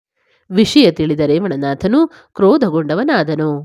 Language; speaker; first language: Kannada; native; Kannada